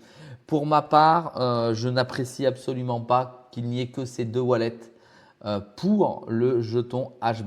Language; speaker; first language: French; native; French